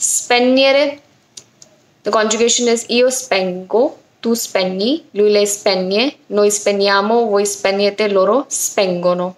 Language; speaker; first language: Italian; non-native, fluent; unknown